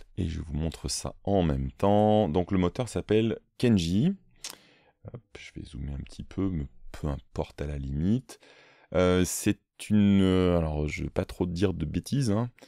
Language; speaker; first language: French; native; French